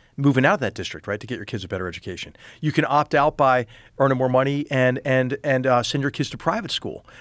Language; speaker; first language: English; native; English